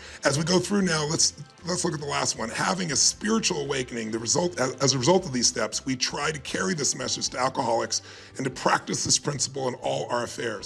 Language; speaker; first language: English; native; English